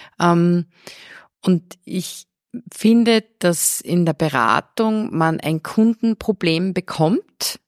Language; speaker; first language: German; early bilingual, heritage; German